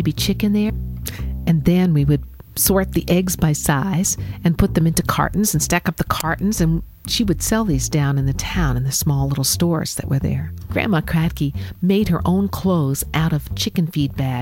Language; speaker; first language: English; native; English